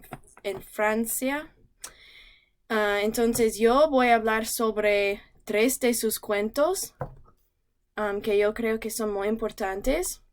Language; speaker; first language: Spanish; non-native, learner; English